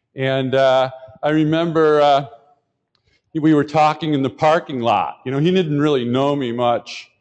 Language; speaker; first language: English; native; English